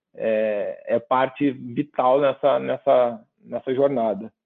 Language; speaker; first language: Portuguese; native; Portuguese